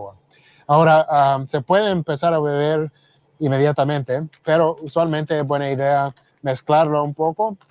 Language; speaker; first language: Spanish; early bilingual, heritage; Spanish